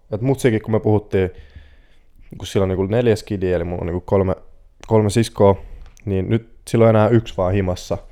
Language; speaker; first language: Finnish; native; Finnish